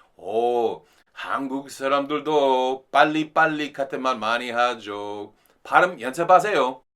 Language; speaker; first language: Korean; non-native, fluent; English